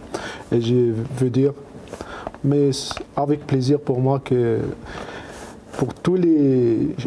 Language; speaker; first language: French; non-native, learner; Arabic